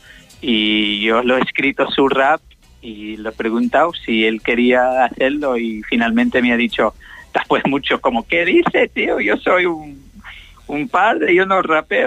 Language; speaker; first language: Spanish; non-native, learner; English